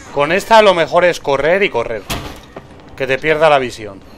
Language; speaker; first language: Spanish; native; Spanish